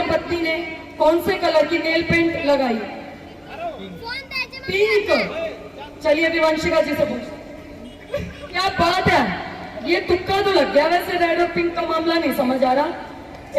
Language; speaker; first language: Hindi; native; Hindi